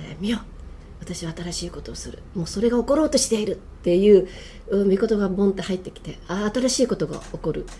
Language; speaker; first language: Japanese; native; Japanese